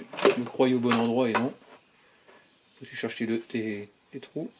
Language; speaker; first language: French; native; French